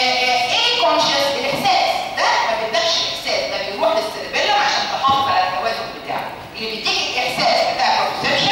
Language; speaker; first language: Arabic; native; Arabic